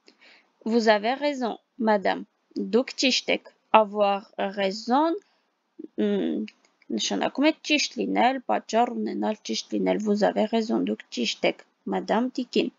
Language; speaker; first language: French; non-native, fluent; Armenian